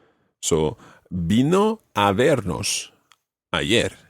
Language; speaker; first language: Spanish; non-native, fluent; English